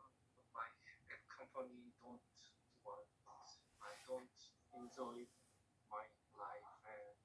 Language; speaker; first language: English; non-native, learner; Korean